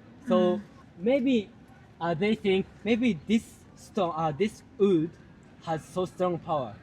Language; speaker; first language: English; non-native, learner; Japanese